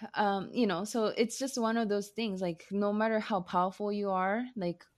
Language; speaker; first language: English; non-native, fluent; Japanese